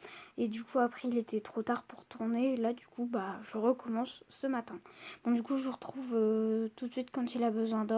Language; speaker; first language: French; native; French